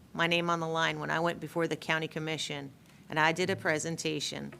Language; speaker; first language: English; native; English